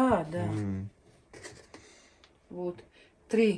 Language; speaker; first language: Russian; non-native, local second language; Shughni